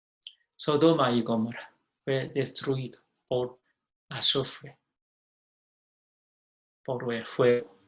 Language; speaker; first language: Spanish; non-native, fluent; Korean